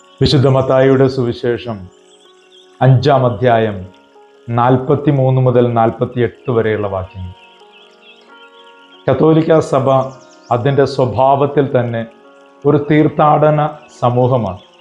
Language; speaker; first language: Malayalam; native; Malayalam